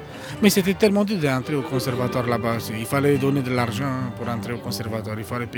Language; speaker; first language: French; non-native, learner; Romanian